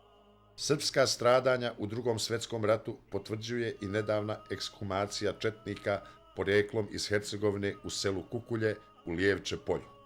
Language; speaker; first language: Bosnian; native; Bosnian